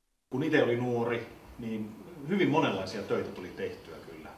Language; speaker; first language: Finnish; native; Finnish